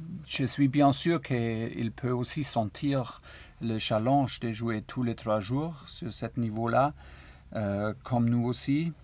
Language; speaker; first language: French; non-native, learner; German